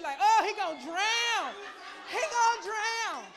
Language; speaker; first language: English; native; English